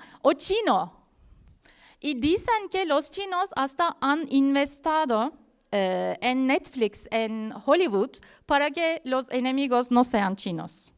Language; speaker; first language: Spanish; non-native, fluent; Turkish